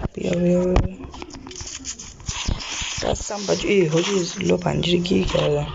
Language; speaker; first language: Persian; native; Persian